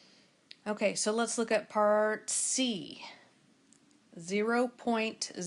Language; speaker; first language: English; native; English